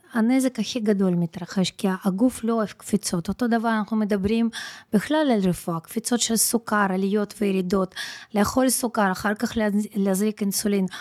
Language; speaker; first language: Hebrew; non-native, fluent; Russian